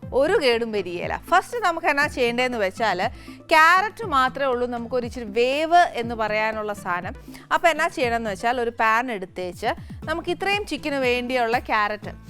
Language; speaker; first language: Malayalam; native; Malayalam